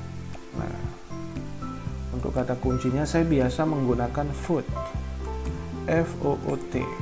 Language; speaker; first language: Indonesian; native; Indonesian